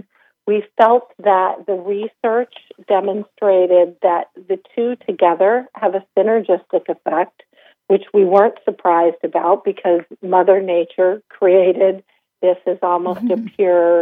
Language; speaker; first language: English; native; English